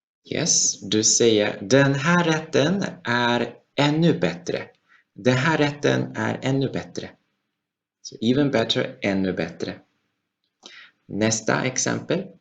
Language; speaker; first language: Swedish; non-native, fluent; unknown